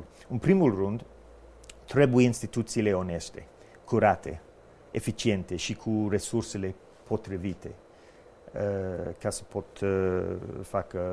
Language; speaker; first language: Romanian; non-native, fluent; English